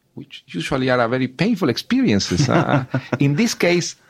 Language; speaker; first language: English; non-native, fluent; Spanish